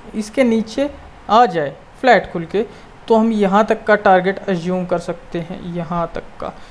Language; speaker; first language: Hindi; native; Hindi